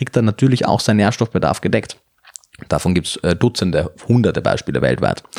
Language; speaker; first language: German; native; German